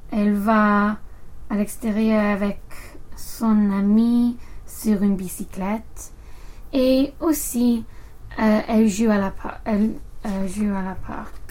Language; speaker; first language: French; non-native, learner; English